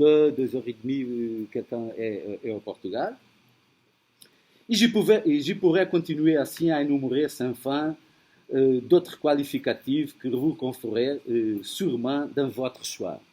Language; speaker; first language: French; non-native, fluent; Portuguese